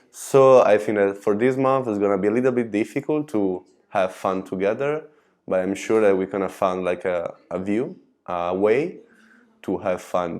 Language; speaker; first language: English; non-native, learner; Italian